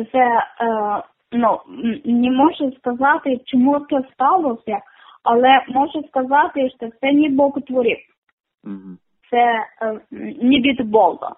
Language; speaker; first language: Ukrainian; non-native, learner; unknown